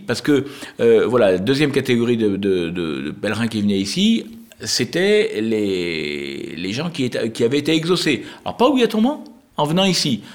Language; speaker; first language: French; native; French